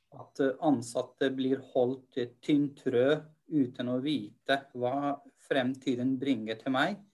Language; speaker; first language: Norwegian; non-native, fluent; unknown